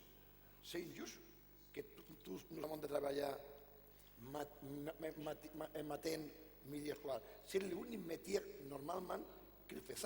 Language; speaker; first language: French; non-native, fluent; Catalan